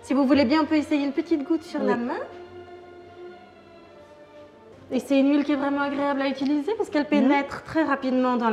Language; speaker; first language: French; native; French